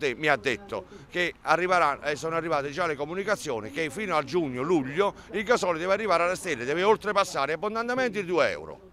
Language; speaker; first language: Italian; native; Italian